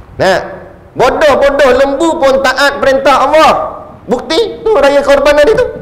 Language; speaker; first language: Malay; native; Malay